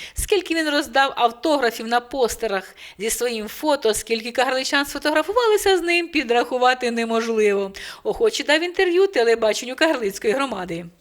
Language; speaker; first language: Ukrainian; native; Ukrainian